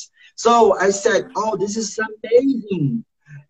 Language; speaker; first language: English; non-native, learner; Portuguese